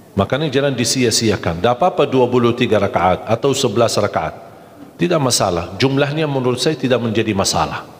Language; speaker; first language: Malay; non-native, fluent; Arabic